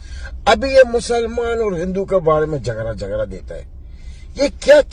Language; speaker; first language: Hindi; non-native, learner; Arabic